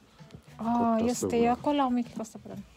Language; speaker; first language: Swedish; non-native, learner; Cebuano